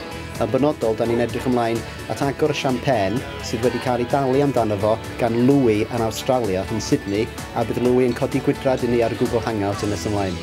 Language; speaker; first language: Welsh; non-native, local second language; English